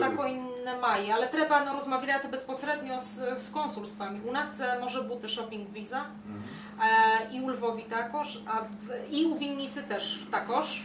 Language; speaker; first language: Ukrainian; non-native, fluent; Polish